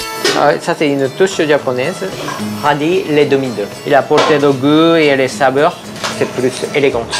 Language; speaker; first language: French; non-native, learner; Japanese